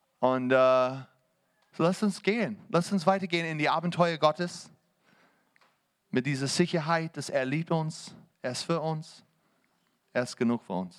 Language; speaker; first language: German; non-native, fluent; English